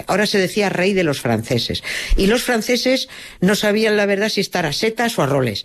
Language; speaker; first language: Spanish; native; Spanish